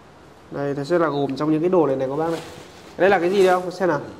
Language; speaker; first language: Vietnamese; native; Vietnamese